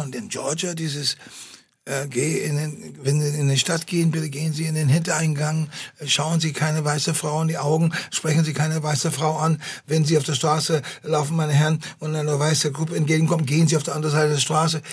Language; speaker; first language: German; non-native, fluent; English